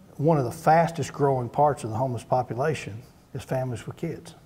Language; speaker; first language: English; native; English